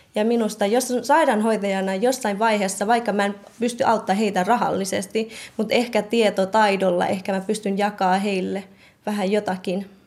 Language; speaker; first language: Finnish; early bilingual, other home language; Karen languages